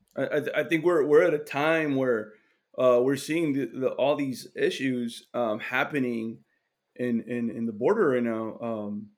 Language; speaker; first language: English; native; English